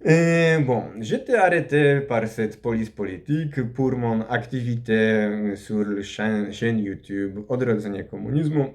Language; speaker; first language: French; non-native, learner; Polish